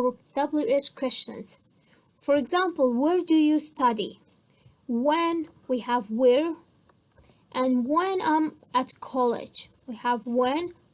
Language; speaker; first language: English; non-native, fluent; Central Kurdish